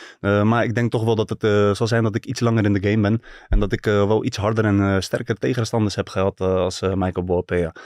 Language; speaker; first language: Dutch; early bilingual, other home language; Turkish